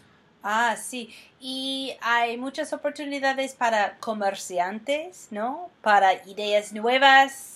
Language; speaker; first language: Spanish; non-native, fluent; English